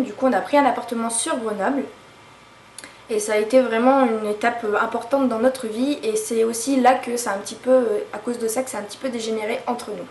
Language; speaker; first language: French; native; French